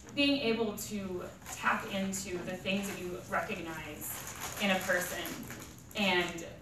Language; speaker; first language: English; native; English